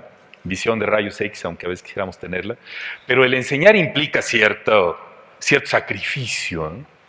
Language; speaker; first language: Spanish; native; Spanish